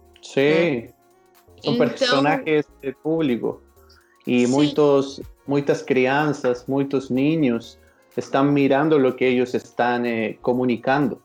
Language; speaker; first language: Portuguese; non-native, learner; Spanish